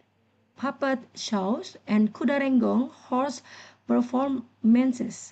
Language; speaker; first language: English; non-native, learner; Indonesian